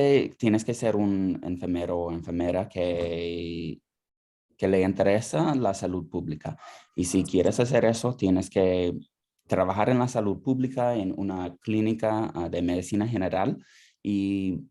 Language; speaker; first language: Spanish; non-native, fluent; English